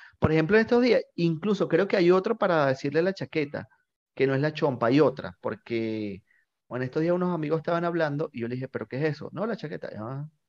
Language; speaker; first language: Spanish; native; Spanish